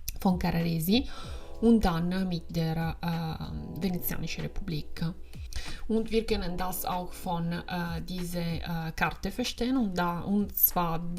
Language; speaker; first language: German; non-native, fluent; Italian